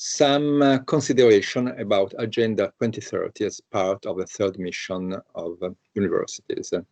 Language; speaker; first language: English; non-native, fluent; Italian